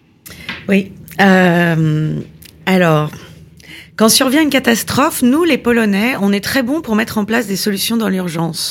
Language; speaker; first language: French; non-native, fluent; Polish